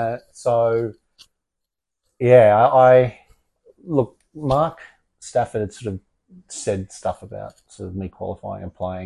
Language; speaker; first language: English; native; English